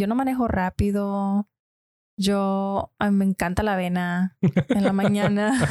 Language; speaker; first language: Spanish; early bilingual, other home language; English